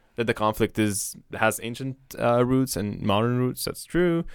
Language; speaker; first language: English; non-native, fluent; Arabic